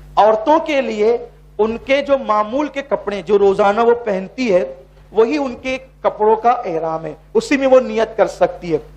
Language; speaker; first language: Urdu; native; Urdu